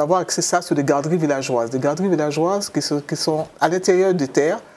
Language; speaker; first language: French; native; French